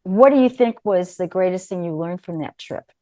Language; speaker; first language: English; native; English